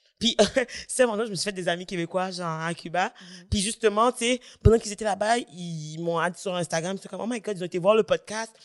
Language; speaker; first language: French; native; French